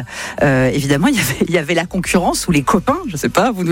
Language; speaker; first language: French; native; French